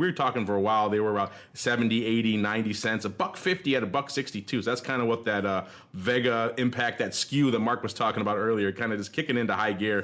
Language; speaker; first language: English; native; English